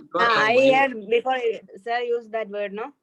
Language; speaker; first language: English; non-native, learner; Malayalam